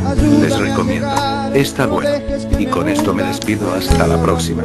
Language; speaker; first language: Spanish; native; Spanish